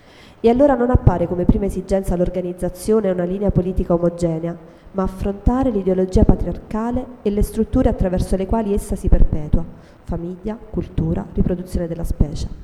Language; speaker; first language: Italian; native; Italian